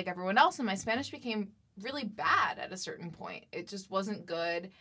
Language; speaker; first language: English; native; English